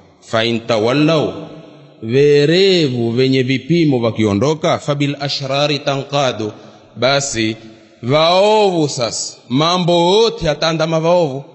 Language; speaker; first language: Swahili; native; Swahili